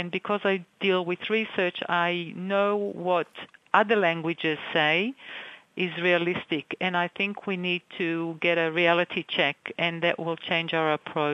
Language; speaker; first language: English; non-native, fluent; Hebrew